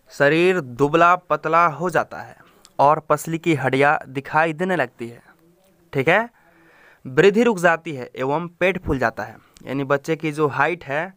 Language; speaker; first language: Hindi; native; Hindi